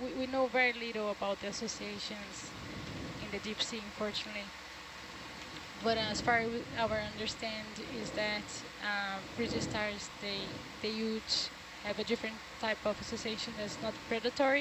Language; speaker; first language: English; non-native, fluent; Portuguese